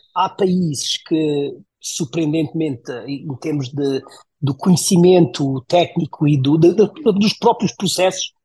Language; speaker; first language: Portuguese; early bilingual, heritage; Portuguese